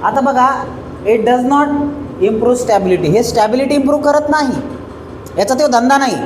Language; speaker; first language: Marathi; native; Marathi